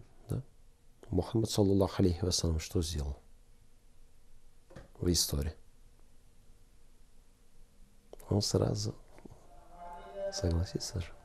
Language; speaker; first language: Russian; non-native, local second language; Kyrgyz